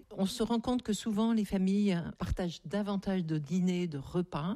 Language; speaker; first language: French; native; French